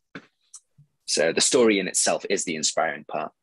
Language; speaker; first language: English; native; English